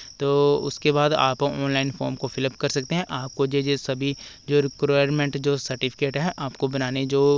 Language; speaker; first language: Hindi; non-native, local second language; Punjabi